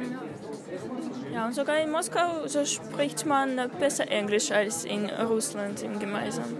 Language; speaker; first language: German; non-native, learner; Russian